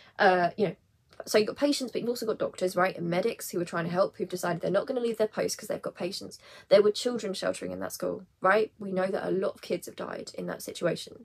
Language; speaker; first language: English; native; English